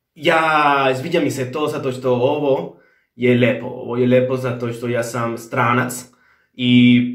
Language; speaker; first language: Serbian; non-native, learner; Spanish